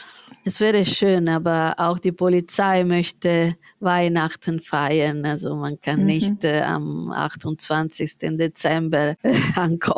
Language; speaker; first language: German; non-native, fluent; Italian